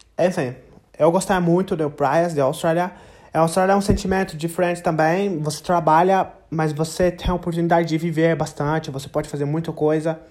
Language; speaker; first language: Portuguese; non-native, learner; English